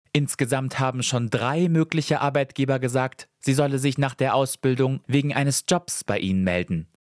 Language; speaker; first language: German; native; German